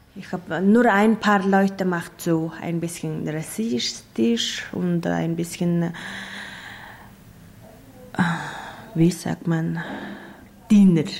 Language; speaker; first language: German; non-native, learner; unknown